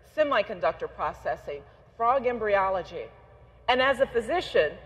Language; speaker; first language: English; native; English